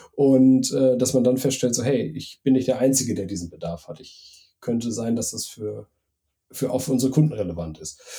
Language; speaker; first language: German; native; German